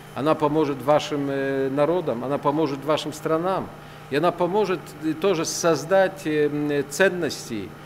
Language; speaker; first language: Russian; non-native, fluent; Polish